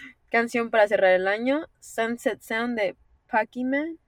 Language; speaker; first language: Spanish; early bilingual, heritage; Spanish